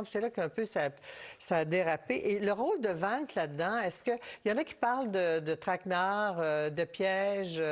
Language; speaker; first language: French; native; French